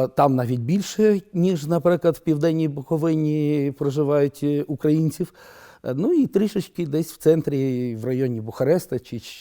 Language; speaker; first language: Ukrainian; non-native, local second language; Romanian